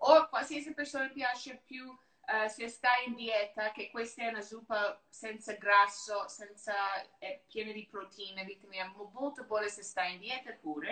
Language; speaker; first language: Italian; non-native, learner; English